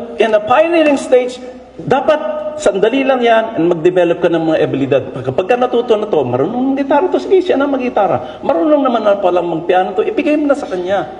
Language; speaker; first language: Filipino; non-native, local second language; Iloko